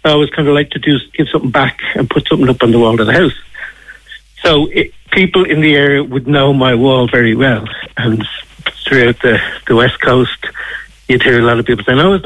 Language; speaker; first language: English; native; English